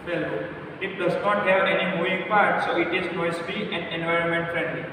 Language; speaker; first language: English; non-native, local second language; Gujarati